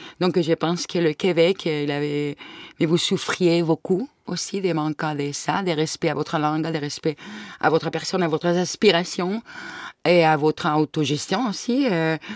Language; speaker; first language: French; non-native, fluent; Catalan